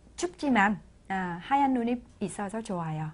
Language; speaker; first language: Korean; non-native, fluent; Vietnamese